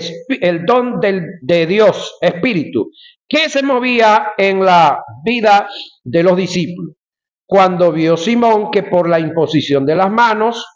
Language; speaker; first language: Spanish; native; Spanish